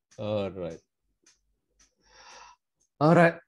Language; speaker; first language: English; non-native, local second language; Malay